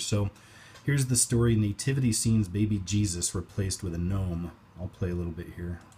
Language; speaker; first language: English; native; English